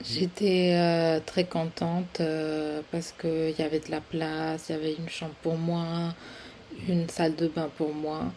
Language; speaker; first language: French; non-native, fluent; Spanish